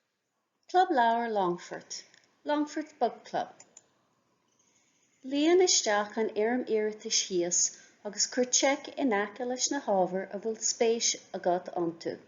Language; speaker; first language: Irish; non-native, local second language; English